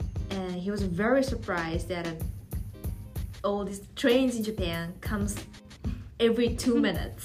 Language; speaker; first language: English; non-native, fluent; Japanese